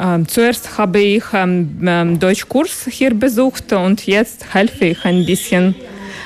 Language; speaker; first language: German; non-native, learner; Ukrainian